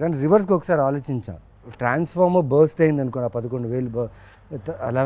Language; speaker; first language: Telugu; native; Telugu